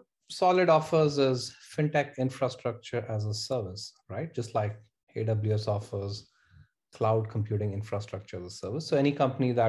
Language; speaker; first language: English; non-native, local second language; Hindi